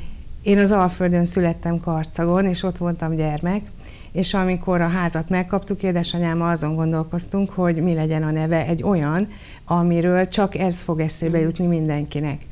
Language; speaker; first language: Hungarian; native; Hungarian